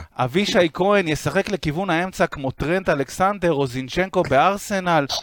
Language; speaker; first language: Hebrew; native; Hebrew